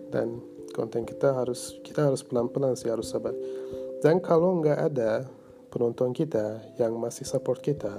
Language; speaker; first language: Indonesian; non-native, fluent; Turkish